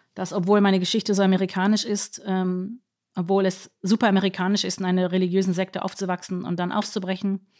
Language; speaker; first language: German; non-native, fluent; English